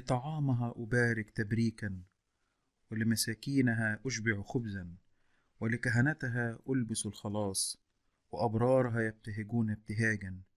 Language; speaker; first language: Arabic; native; Arabic